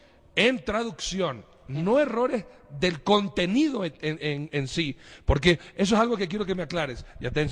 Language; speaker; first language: Spanish; native; Spanish